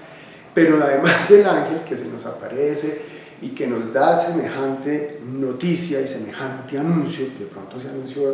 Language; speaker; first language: Spanish; native; Spanish